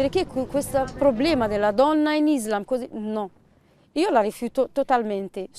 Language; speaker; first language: Italian; non-native, fluent; Arabic